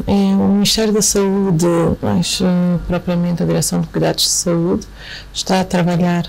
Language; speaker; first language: Portuguese; native; Portuguese